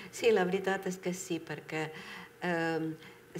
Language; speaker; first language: Catalan; non-native, fluent; Czech